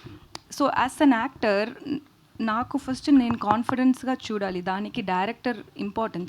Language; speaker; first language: Telugu; non-native, local second language; Tamil